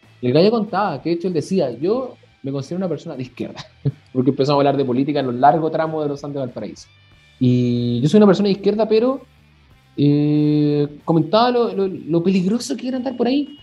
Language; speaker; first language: Spanish; native; Spanish